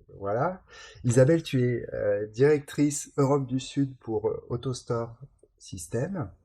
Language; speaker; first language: French; native; French